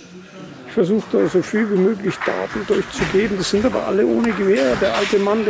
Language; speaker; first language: German; native; German